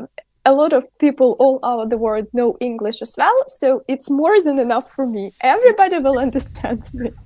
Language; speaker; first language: English; non-native, fluent; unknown